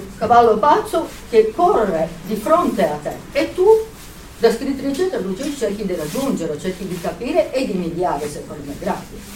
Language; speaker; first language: Italian; early bilingual, other home language; Serbian